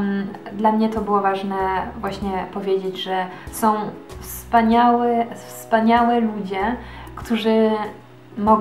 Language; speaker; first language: Polish; early bilingual, heritage; Polish